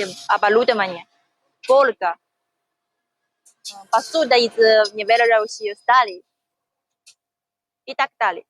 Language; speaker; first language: Russian; non-native, learner; Chinese